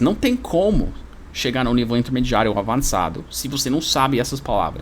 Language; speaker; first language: Portuguese; non-native, fluent; English